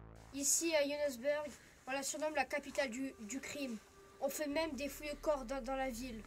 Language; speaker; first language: French; non-native, learner; German